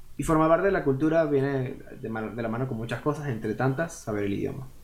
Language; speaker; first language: Spanish; native; Spanish